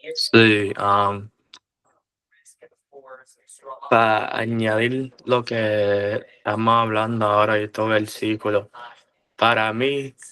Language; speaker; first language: Spanish; early bilingual, heritage; Spanish